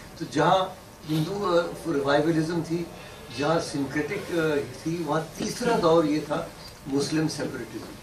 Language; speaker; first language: Hindi; non-native, local second language; Dogri